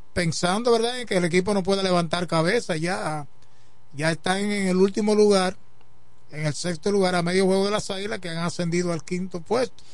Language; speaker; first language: Spanish; native; Spanish